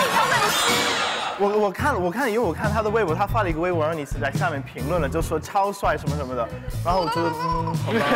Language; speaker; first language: Chinese; non-native, fluent; English